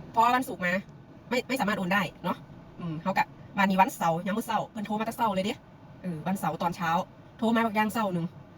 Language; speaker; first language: Thai; native; Thai